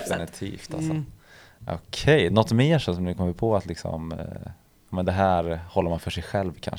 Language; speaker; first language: Swedish; native; Swedish